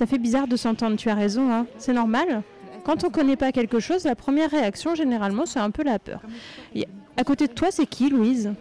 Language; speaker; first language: French; native; French